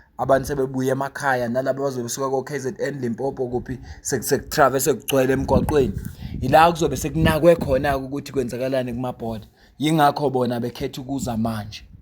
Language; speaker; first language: Zulu; native; Zulu